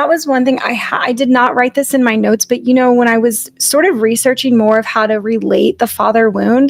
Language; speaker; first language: English; native; English